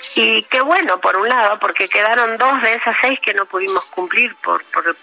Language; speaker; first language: Spanish; native; Spanish